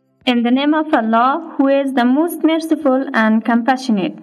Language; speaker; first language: English; non-native, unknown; Persian